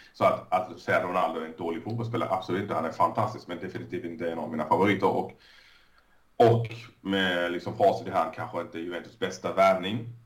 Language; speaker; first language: Swedish; early bilingual, other home language; Persian